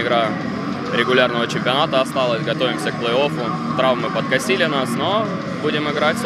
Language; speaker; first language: Russian; native; Russian